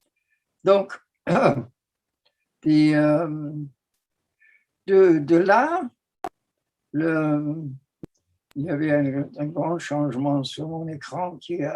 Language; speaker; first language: French; non-native, fluent; English